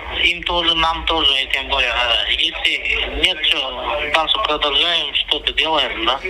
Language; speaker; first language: Russian; non-native, local second language; Turkmen